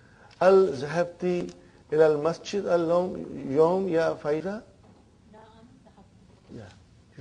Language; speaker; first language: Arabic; non-native, fluent; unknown